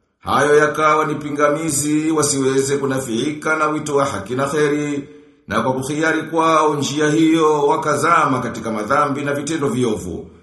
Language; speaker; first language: Swahili; native; Swahili